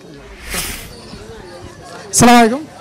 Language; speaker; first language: Arabic; native; Arabic